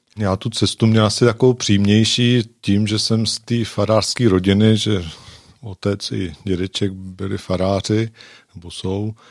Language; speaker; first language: Czech; native; Czech